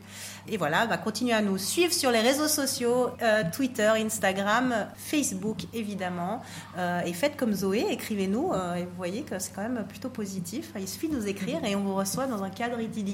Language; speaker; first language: French; native; French